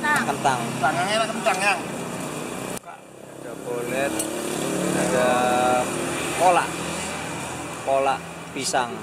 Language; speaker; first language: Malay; non-native, local second language; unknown